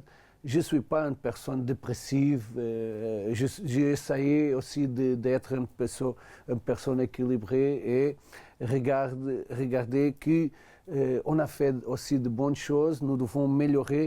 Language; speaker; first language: French; non-native, learner; Portuguese